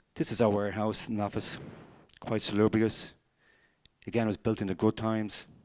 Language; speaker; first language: English; native; English